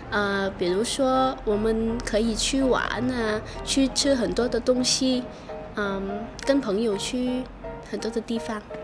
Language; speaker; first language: Chinese; non-native, learner; Vietnamese